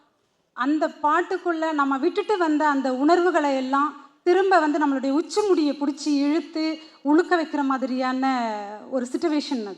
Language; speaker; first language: Tamil; native; Tamil